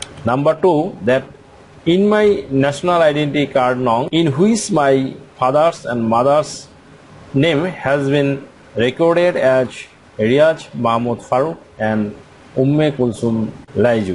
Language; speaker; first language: English; non-native, local second language; Bangla